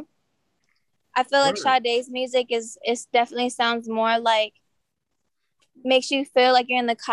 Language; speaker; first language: English; native; English